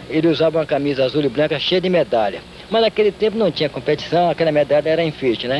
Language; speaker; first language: Portuguese; native; Portuguese